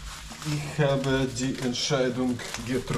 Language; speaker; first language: German; non-native, learner; Russian